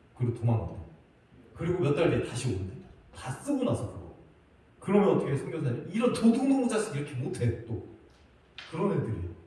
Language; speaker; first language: Korean; native; Korean